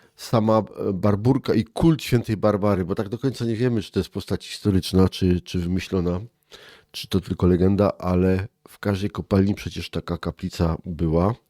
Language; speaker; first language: Polish; native; Polish